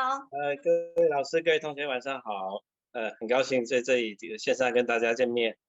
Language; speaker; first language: Chinese; native; Chinese